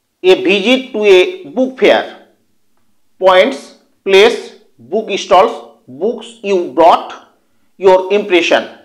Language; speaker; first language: English; non-native, local second language; Bangla